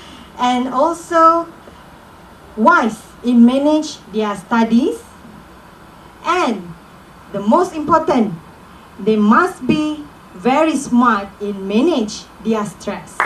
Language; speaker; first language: English; non-native, local second language; Malay